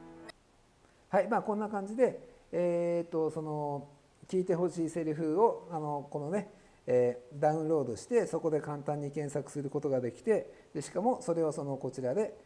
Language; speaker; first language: Japanese; native; Japanese